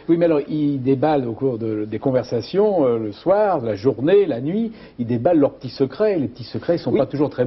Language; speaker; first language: French; native; French